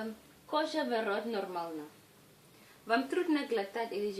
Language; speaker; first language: Russian; non-native, learner; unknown